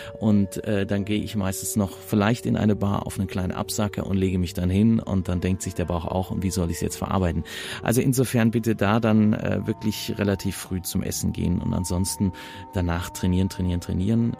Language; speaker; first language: German; native; German